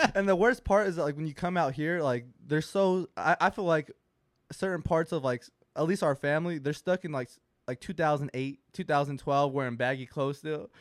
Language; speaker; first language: English; native; English